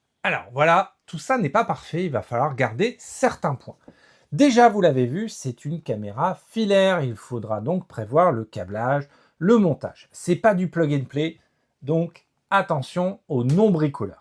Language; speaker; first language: French; native; French